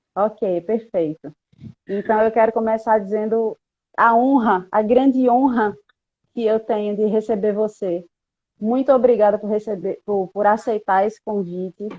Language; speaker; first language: Portuguese; native; Portuguese